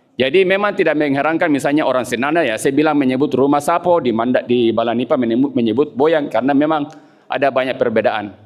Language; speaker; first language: Indonesian; non-native, local second language; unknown